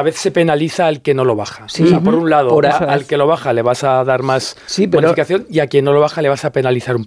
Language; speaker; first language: Spanish; native; Spanish